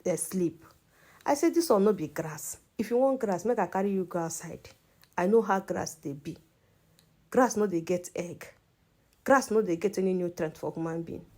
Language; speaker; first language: Nigerian Pidgin; non-native, local second language; Igbo